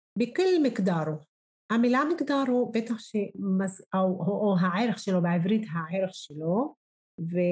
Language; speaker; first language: Hebrew; non-native, local second language; Arabic